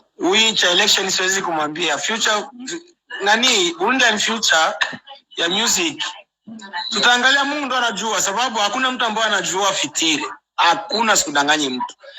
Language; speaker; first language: Swahili; non-native, local second language; Rundi